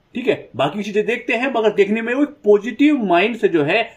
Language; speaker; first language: Hindi; native; Hindi